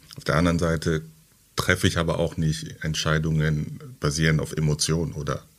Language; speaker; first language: German; early bilingual, other home language; French